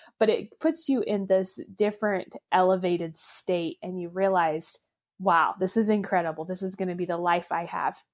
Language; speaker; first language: English; non-native, local second language; Pennsylvania German